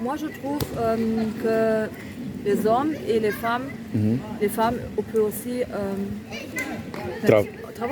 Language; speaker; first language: French; non-native, learner; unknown